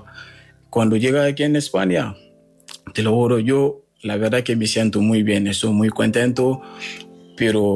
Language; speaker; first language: Spanish; non-native, learner; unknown